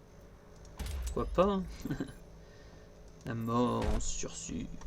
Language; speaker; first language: French; native; French